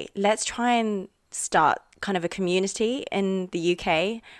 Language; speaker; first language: English; native; English